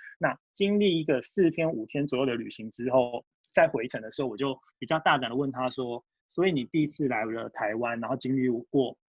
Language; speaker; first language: Chinese; early bilingual, heritage; Japanese